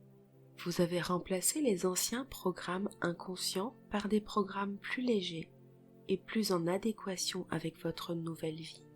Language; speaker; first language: French; native; French